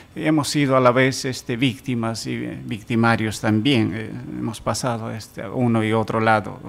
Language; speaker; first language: Spanish; non-native, local second language; Quechua